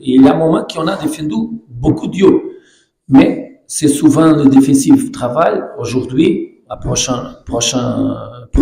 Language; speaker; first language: French; non-native, fluent; Portuguese